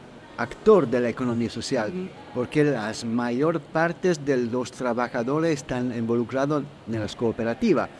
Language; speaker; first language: Spanish; non-native, fluent; Italian